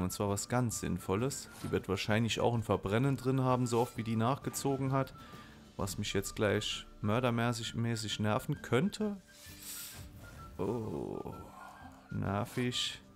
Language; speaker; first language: German; native; German